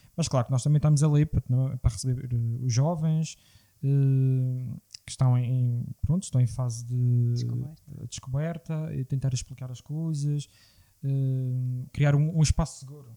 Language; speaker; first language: Portuguese; native; Portuguese